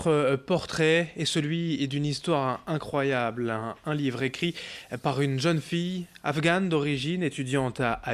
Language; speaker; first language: French; native; French